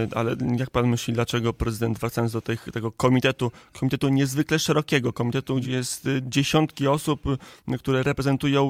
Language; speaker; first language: Polish; native; Polish